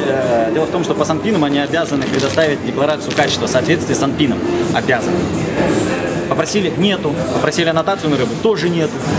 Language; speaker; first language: Russian; native; Russian